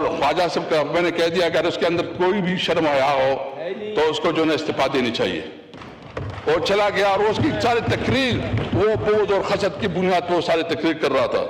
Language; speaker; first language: Urdu; non-native, local second language; Pashto